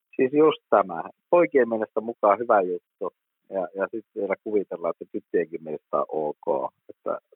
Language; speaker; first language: Finnish; native; Finnish